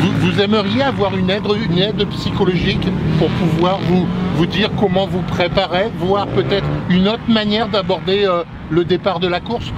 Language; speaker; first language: French; native; French